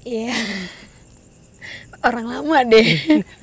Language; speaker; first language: Indonesian; native; Indonesian